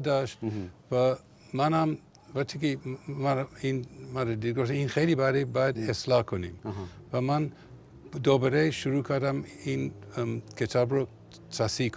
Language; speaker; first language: Persian; non-native, fluent; English